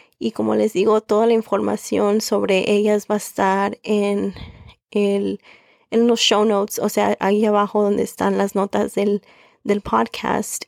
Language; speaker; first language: Spanish; early bilingual, heritage; Spanish